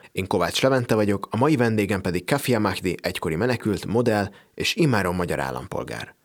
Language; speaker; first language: Hungarian; native; Hungarian